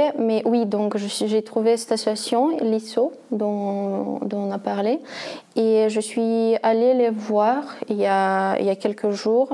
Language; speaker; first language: French; non-native, fluent; Russian